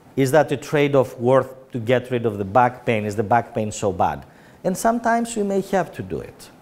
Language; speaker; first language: English; non-native, fluent; Greek